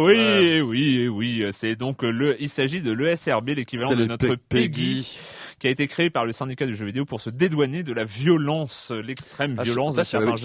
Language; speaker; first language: French; native; French